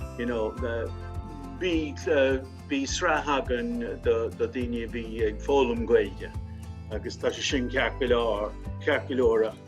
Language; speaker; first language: Irish; non-native, local second language; English